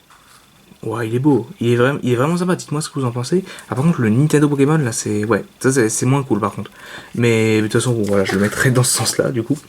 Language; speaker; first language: French; native; French